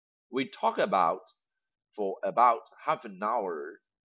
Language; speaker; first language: English; non-native, fluent; Chinese